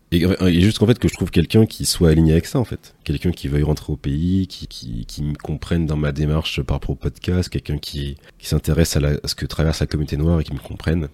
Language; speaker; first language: French; native; French